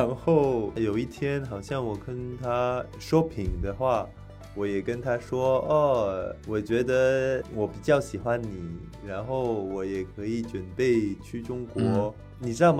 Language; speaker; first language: Chinese; non-native, learner; French